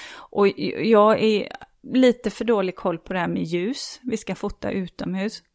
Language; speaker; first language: Swedish; native; Swedish